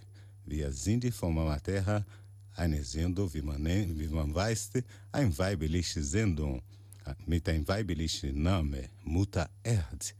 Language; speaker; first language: German; non-native, learner; Portuguese